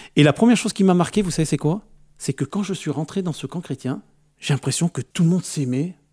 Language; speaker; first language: French; early bilingual, other home language; Arabic